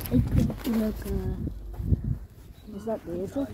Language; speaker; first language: Dutch; non-native, learner; Indonesian